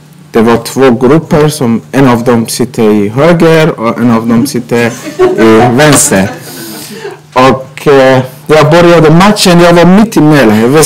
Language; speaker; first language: Swedish; non-native, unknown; Persian